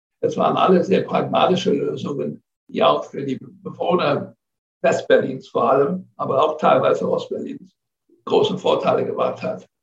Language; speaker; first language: German; non-native, fluent; English